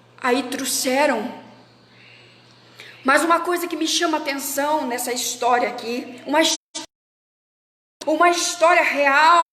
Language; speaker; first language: Portuguese; native; Portuguese